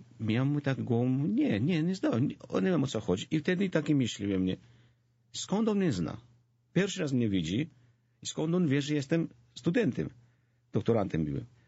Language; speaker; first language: Polish; non-native, fluent; Georgian